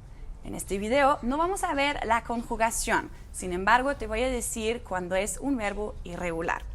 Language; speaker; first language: Spanish; non-native, fluent; German